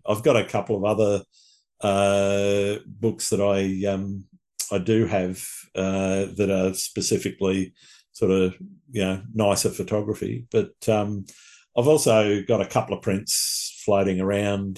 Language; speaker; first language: English; native; English